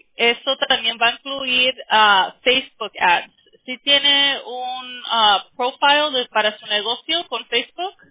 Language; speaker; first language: Spanish; early bilingual, heritage; Spanish